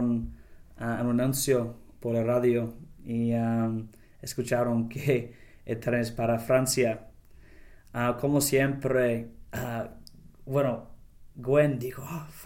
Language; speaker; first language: Spanish; non-native, learner; English